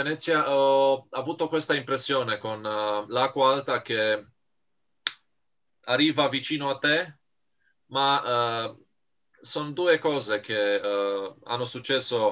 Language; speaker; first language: Italian; non-native, fluent; Romanian